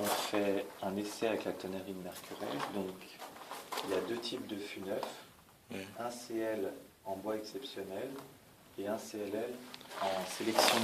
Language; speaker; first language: French; native; French